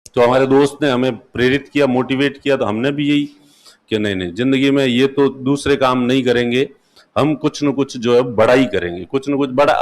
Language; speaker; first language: Hindi; non-native, local second language; Marwari